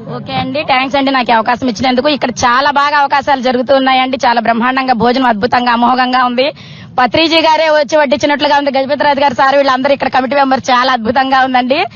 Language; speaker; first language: Telugu; native; Telugu